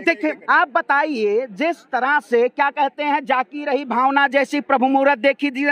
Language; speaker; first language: Hindi; native; Hindi